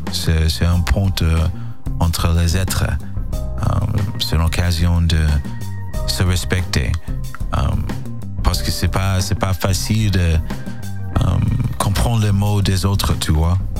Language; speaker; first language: French; non-native, fluent; English